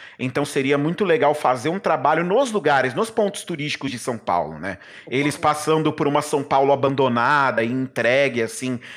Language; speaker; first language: Portuguese; native; Portuguese